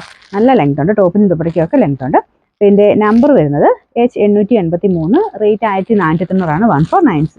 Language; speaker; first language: Malayalam; native; Malayalam